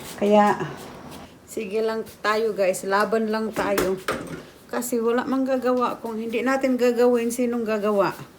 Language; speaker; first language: Filipino; non-native, local second language; Cebuano